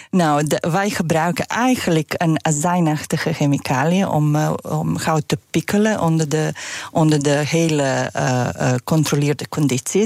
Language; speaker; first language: Dutch; non-native, fluent; Serbian